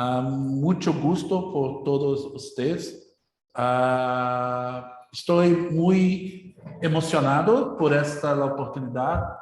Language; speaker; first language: Spanish; non-native, learner; Portuguese